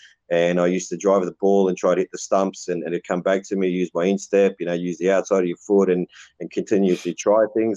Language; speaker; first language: English; native; English